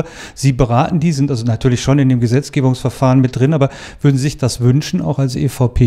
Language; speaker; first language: German; native; German